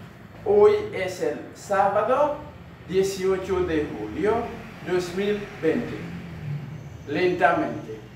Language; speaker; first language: Spanish; non-native, learner; Haitian Creole